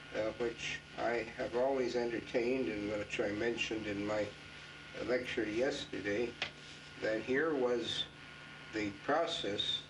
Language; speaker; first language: English; native; English